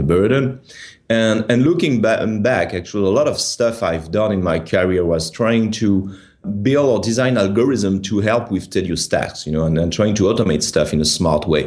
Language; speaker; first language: English; non-native, fluent; French